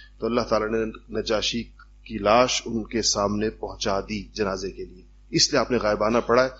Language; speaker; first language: Urdu; native; Urdu